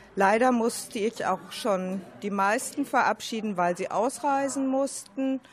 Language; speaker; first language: German; native; German